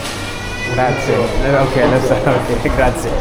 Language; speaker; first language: Italian; non-native, learner; Amharic